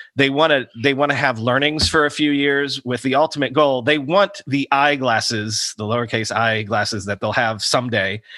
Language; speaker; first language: English; native; English